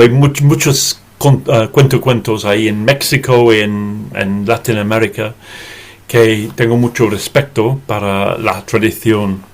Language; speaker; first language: Spanish; non-native, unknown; English